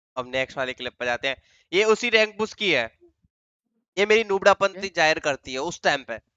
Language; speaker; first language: Hindi; native; Hindi